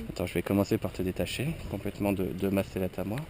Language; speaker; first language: French; native; French